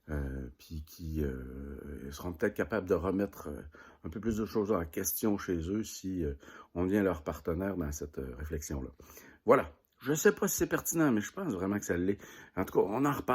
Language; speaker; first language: French; native; French